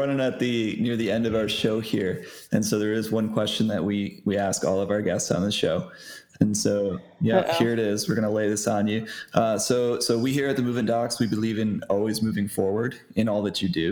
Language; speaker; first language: English; native; English